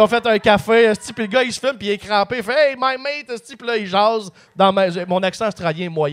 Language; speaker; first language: French; native; French